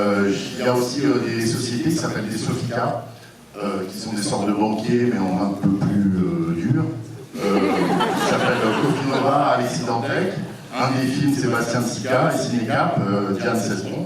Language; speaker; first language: French; native; French